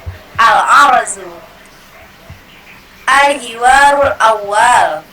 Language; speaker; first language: Arabic; non-native, learner; Indonesian